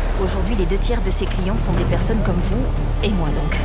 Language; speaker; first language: French; native; French